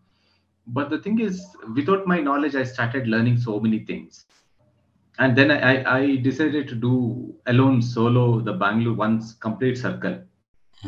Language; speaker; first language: English; non-native, local second language; Kannada